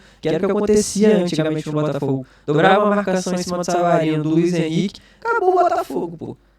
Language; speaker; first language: Portuguese; native; Portuguese